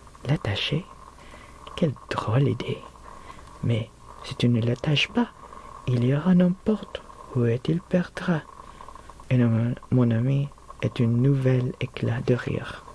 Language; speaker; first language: French; non-native, learner; Filipino